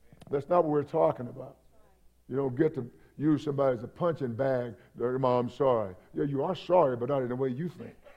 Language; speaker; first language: English; native; English